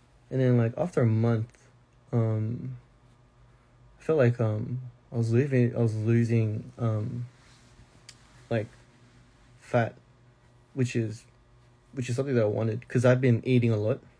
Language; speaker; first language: English; early bilingual, other home language; Korean